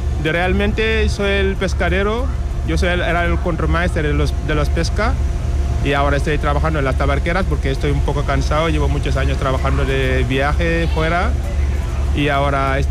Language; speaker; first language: Spanish; non-native, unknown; Wolof